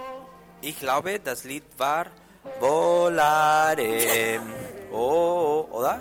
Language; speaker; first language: German; non-native, learner; Spanish